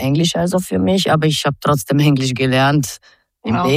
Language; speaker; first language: German; non-native, fluent; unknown